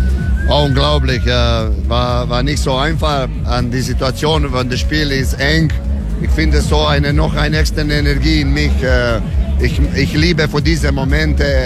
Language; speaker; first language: German; non-native, learner; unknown